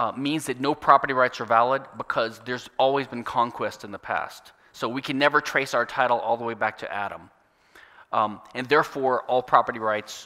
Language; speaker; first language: English; native; English